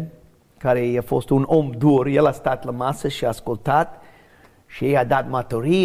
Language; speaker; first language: Romanian; non-native, learner; English